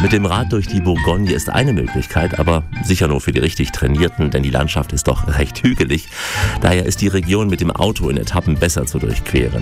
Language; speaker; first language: German; native; German